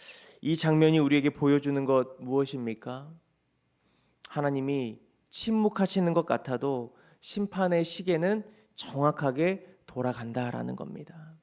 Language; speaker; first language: Korean; native; Korean